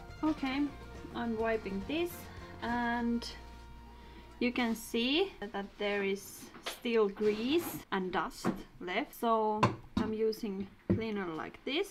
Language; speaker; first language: English; non-native, fluent; Finnish